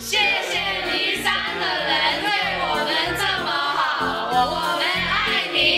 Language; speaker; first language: Chinese; early bilingual, heritage; Chinese